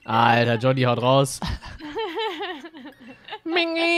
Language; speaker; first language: German; native; German